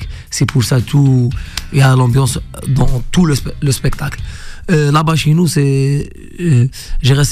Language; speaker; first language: French; non-native, local second language; Arabic